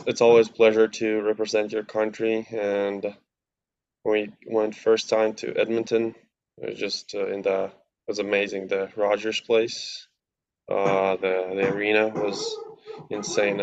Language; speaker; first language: English; non-native, fluent; Latvian